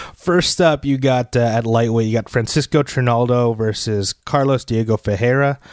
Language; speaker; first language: English; early bilingual, other home language; Filipino